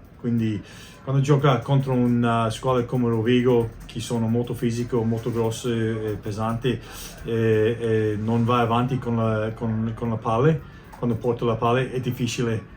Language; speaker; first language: Italian; non-native, learner; English